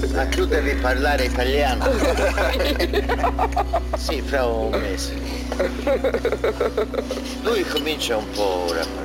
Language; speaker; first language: Italian; non-native, learner; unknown